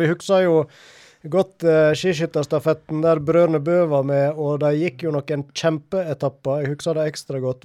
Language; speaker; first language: Norwegian; native; Norwegian